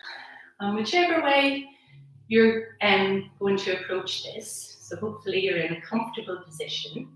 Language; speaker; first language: English; native; English